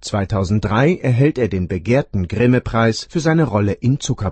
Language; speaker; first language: German; native; German